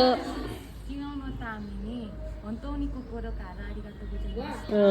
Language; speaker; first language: Japanese; non-native, learner; Nepali